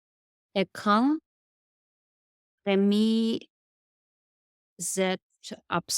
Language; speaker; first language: French; non-native, learner; English